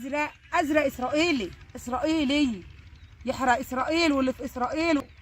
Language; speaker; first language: Arabic; native; Arabic